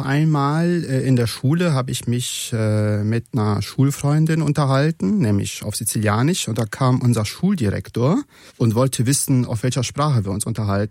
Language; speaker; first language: German; non-native, local second language; Sicilian